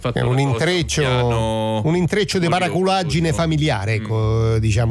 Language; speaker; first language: Italian; native; Italian